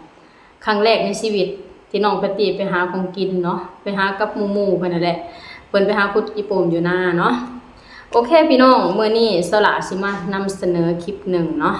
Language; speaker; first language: Thai; non-native, local second language; Lao